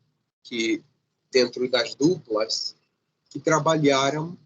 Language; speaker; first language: Portuguese; non-native, fluent; Spanish